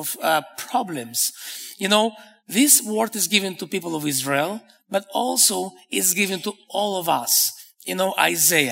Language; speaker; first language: English; non-native, fluent; Hebrew